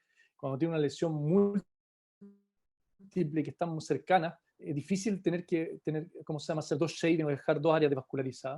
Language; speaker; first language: Spanish; native; Spanish